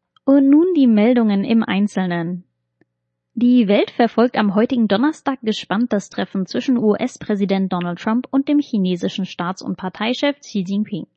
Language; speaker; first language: German; native; German